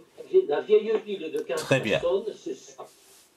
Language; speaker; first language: French; native; French